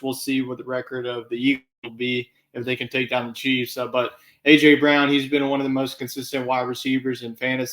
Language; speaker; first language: English; native; English